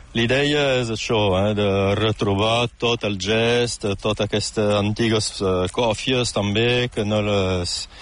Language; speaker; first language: Catalan; non-native, local second language; French